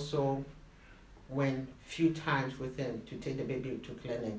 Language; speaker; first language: English; non-native, local second language; Akan